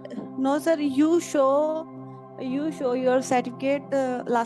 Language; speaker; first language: English; non-native, learner; Punjabi